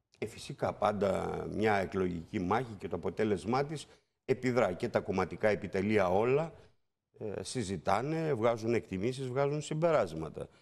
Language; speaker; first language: Greek; native; Greek